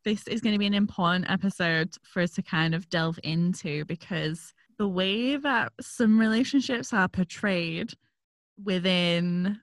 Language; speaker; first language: English; native; English